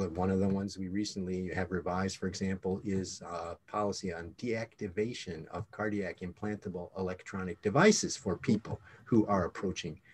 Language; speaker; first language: English; native; English